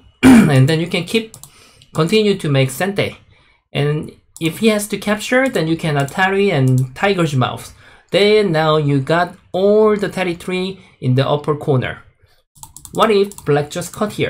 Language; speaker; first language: English; non-native, fluent; Korean